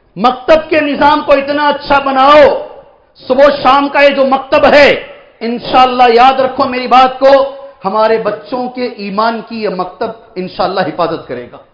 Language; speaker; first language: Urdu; native; Urdu